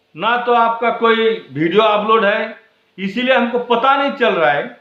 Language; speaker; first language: Hindi; non-native, local second language; Bangla